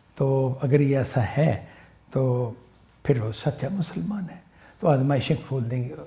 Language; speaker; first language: Urdu; non-native, local second language; Punjabi